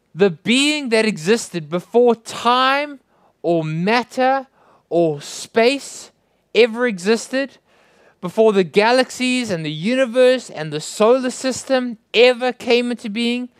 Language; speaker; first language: English; native; English